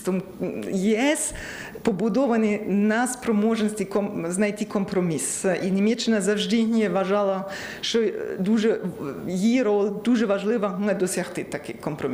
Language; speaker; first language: Ukrainian; non-native, learner; German